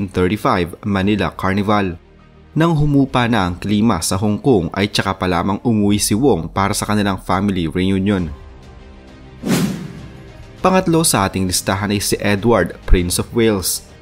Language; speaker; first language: Filipino; native; Filipino